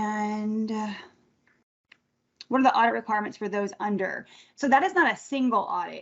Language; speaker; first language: English; native; English